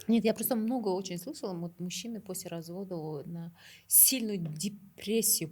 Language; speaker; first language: Russian; non-native, local second language; Kazakh